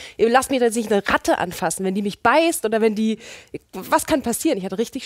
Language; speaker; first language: German; native; German